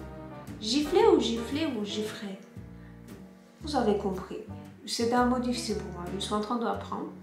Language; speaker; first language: French; non-native, fluent; Turkish